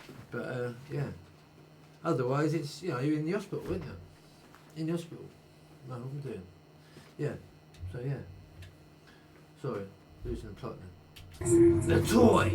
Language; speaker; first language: English; native; English